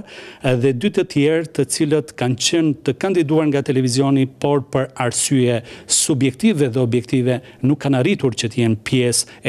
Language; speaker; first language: Albanian; native; Albanian